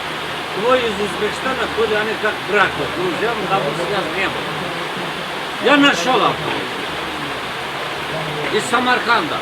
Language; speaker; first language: Russian; non-native, fluent; Azerbaijani